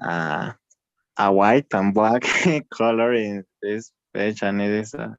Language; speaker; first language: English; non-native, learner; Spanish